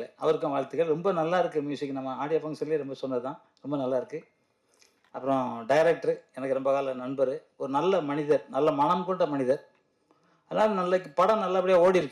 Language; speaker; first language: Tamil; native; Tamil